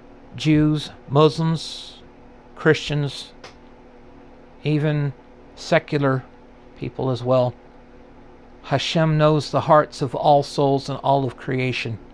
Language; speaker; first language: English; native; English